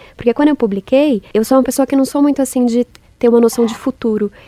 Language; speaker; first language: Portuguese; native; Portuguese